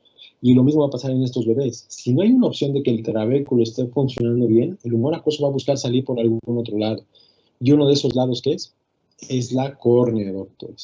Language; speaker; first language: Spanish; native; Spanish